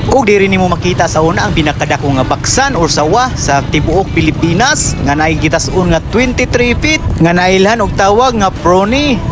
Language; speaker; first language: Cebuano; native; Cebuano